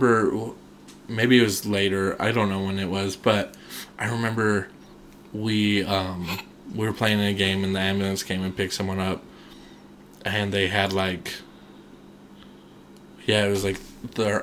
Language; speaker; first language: English; native; English